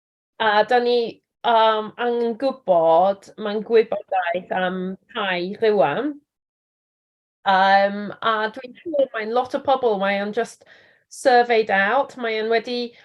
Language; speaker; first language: Welsh; non-native, learner; English